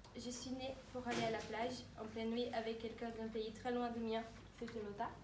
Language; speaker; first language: French; non-native, learner; Portuguese